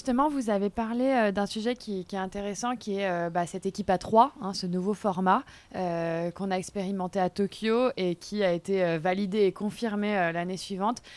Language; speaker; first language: French; native; French